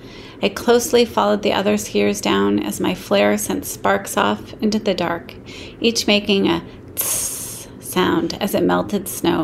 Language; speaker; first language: English; native; English